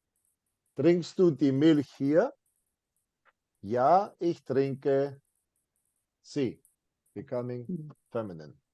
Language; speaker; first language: German; non-native, fluent; English